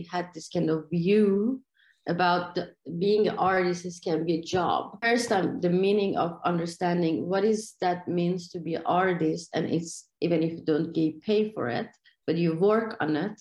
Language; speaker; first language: English; non-native, fluent; Persian